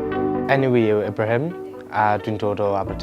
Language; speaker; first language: Welsh; non-native, local second language; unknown